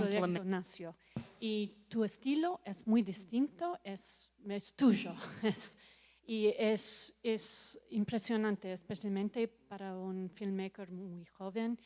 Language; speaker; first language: Spanish; non-native, learner; English